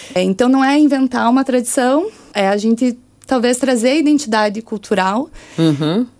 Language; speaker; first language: Portuguese; native; Portuguese